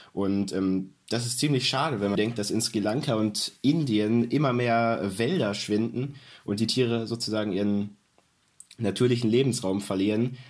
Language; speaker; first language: German; native; German